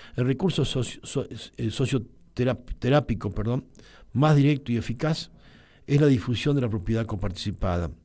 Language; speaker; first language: Spanish; native; Spanish